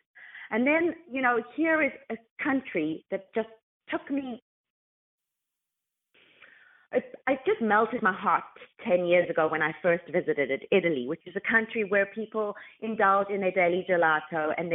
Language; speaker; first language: English; native; English